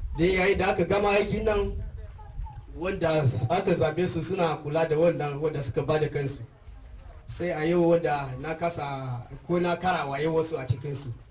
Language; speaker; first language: Hausa; non-native, local second language; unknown